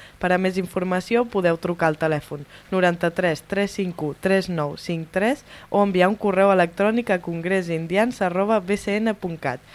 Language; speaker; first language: Catalan; native; Catalan